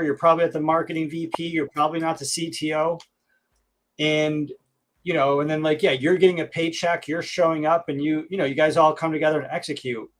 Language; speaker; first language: English; native; English